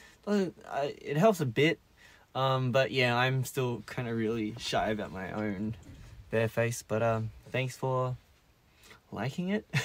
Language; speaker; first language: English; early bilingual, other home language; Korean